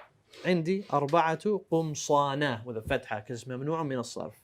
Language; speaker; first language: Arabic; non-native, fluent; English